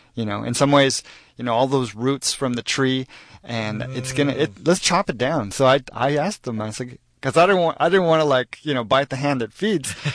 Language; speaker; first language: English; native; English